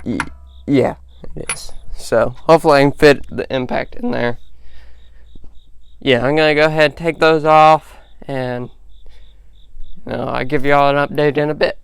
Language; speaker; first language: English; native; English